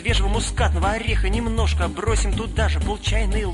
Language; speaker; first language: Russian; native; Russian